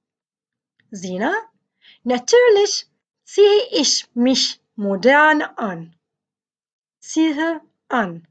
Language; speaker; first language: German; non-native, fluent; Arabic